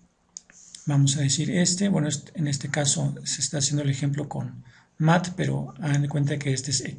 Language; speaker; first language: Spanish; native; Spanish